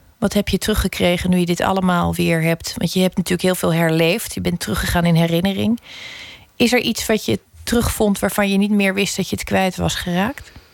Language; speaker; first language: Dutch; native; Dutch